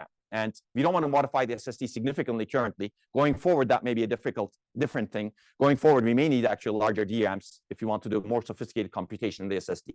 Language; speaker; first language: English; non-native, fluent; Turkish